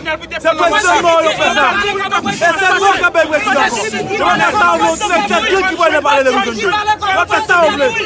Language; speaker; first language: Haitian Creole; native; Haitian Creole